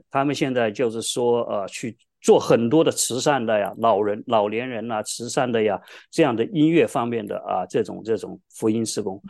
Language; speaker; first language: Chinese; native; Chinese